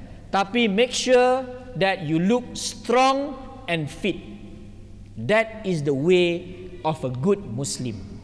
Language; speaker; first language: English; non-native, local second language; Malay